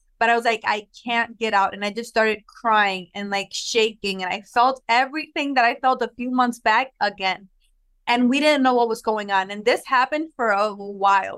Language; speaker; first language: English; non-native, local second language; Spanish